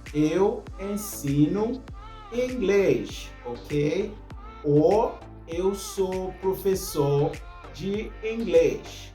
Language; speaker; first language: Portuguese; non-native, fluent; English